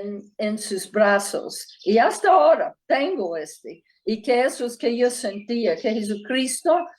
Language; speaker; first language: Spanish; non-native, fluent; English